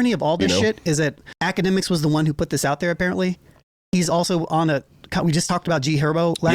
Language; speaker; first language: English; native; English